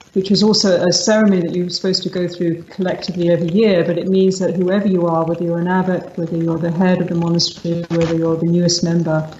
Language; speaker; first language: English; native; English